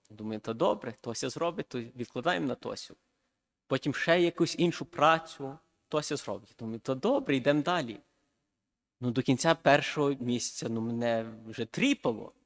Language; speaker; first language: Ukrainian; early bilingual, heritage; Ukrainian